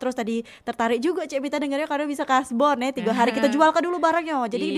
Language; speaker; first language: Indonesian; native; Indonesian